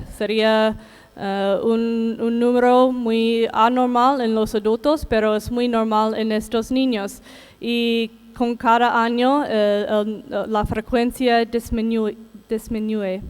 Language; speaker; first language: Spanish; non-native, fluent; English